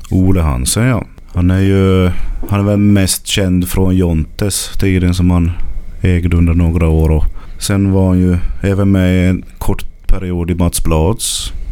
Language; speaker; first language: Swedish; native; Swedish